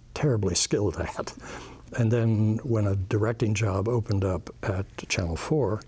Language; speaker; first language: English; native; English